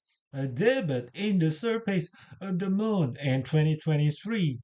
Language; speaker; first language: English; non-native, learner; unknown